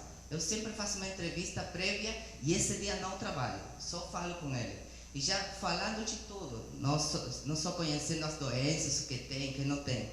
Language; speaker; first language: Portuguese; non-native, learner; Spanish